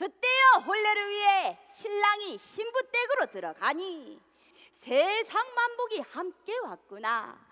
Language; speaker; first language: Korean; native; Korean